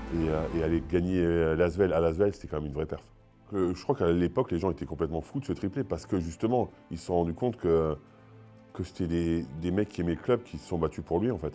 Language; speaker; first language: French; native; French